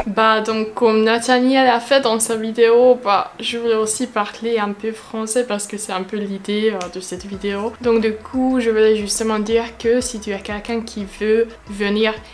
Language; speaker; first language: French; non-native, fluent; Hungarian